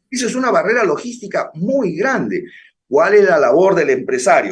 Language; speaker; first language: Spanish; native; Spanish